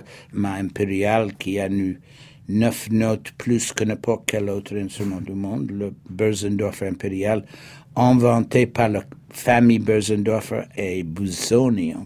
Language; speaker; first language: French; non-native, fluent; English